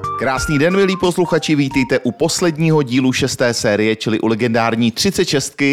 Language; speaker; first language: Czech; native; Czech